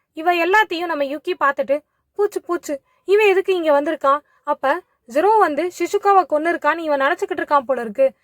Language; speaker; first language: Tamil; native; Tamil